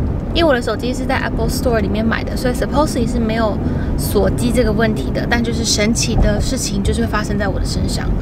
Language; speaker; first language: Chinese; native; Chinese